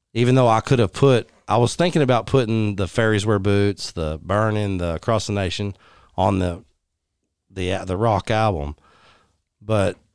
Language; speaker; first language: English; native; English